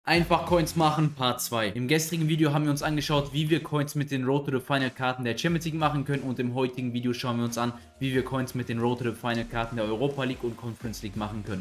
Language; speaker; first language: German; native; German